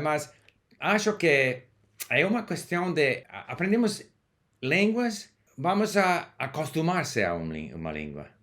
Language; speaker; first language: Portuguese; non-native, learner; English